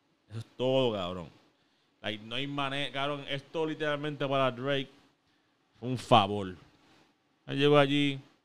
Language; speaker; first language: Spanish; early bilingual, heritage; Spanish